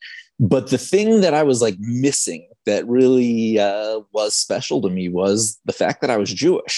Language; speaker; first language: English; native; English